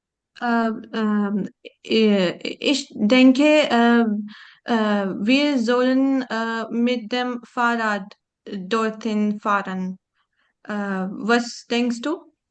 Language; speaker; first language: German; non-native, learner; Urdu